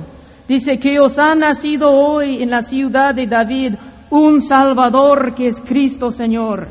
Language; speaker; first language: Spanish; non-native, fluent; English